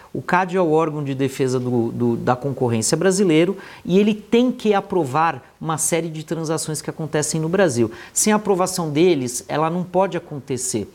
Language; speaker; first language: Portuguese; native; Portuguese